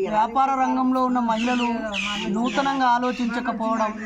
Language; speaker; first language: Telugu; native; Telugu